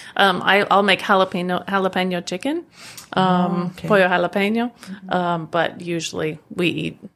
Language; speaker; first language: English; native; English